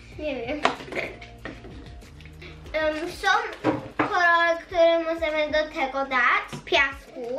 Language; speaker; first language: Polish; early bilingual, heritage; Polish